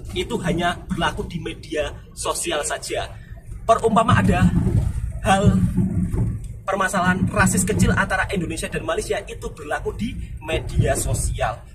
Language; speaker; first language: Indonesian; native; Indonesian